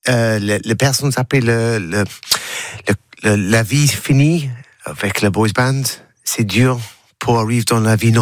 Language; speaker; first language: French; non-native, learner; English